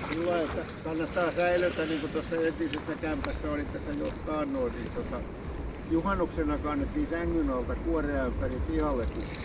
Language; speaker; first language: Finnish; native; Finnish